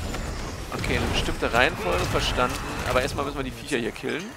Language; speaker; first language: German; native; German